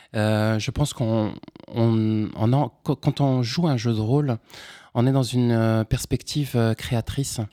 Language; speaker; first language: French; non-native, local second language; Arabic